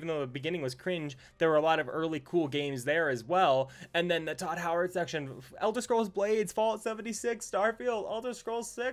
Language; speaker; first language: English; native; English